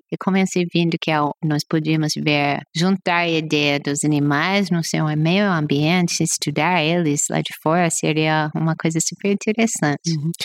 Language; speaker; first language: Portuguese; non-native, fluent; English